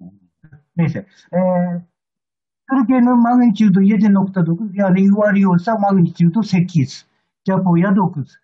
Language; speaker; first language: Turkish; non-native, learner; Japanese